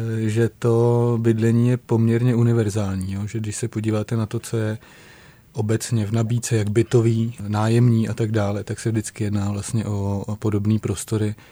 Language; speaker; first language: Czech; native; Czech